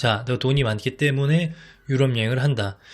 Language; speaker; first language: Korean; native; Korean